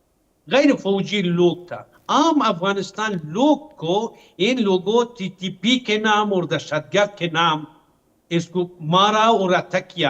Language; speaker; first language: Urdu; non-native, learner; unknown